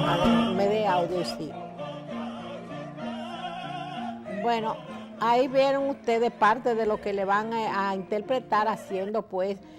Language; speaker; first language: Spanish; native; Spanish